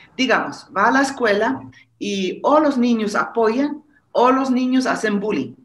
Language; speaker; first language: Spanish; non-native, fluent; German